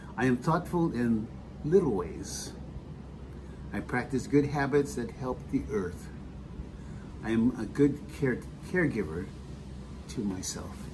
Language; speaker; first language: English; native; English